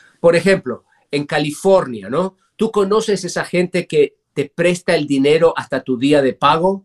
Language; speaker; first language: Spanish; native; Spanish